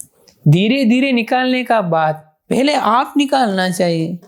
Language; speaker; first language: Hindi; non-native, fluent; Sinhala